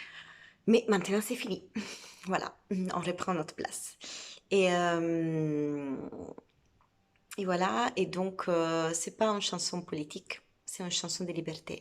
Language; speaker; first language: French; non-native, fluent; Italian